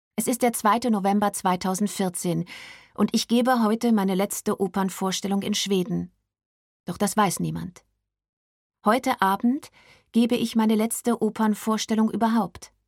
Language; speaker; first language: German; native; German